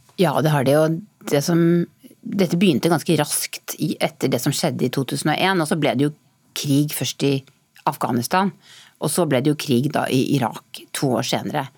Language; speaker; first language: Norwegian; native; Norwegian